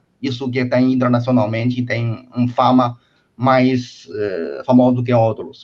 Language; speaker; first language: Portuguese; non-native, fluent; Chinese